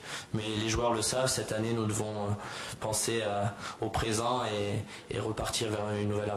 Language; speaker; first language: French; native; French